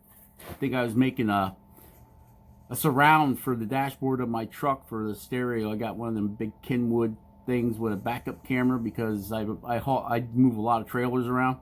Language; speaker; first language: English; native; English